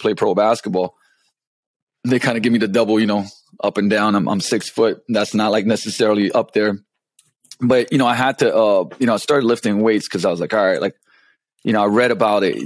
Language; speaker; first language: English; non-native, fluent; Slovenian